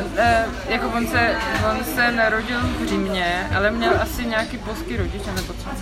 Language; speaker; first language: Czech; early bilingual, heritage; Czech